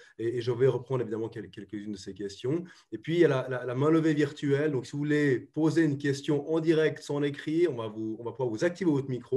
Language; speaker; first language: French; native; French